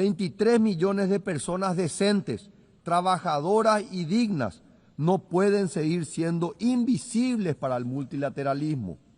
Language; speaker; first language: Spanish; native; Spanish